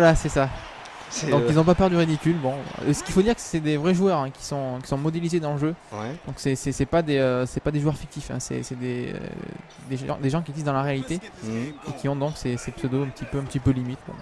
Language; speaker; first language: French; native; French